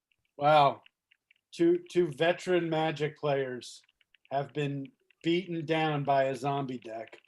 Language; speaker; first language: English; native; English